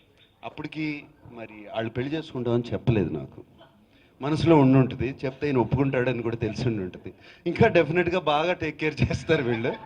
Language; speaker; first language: Telugu; native; Telugu